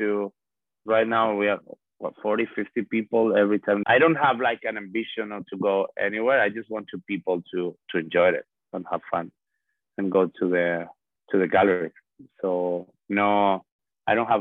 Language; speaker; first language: English; non-native, fluent; Spanish